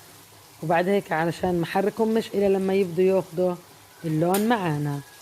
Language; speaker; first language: Arabic; native; Arabic